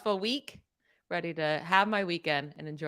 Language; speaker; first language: English; native; English